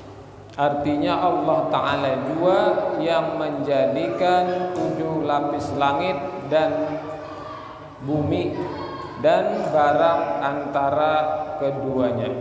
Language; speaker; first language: Indonesian; non-native, local second language; Banjar